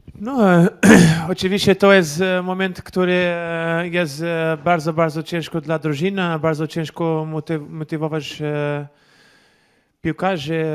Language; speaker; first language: Polish; non-native, learner; Portuguese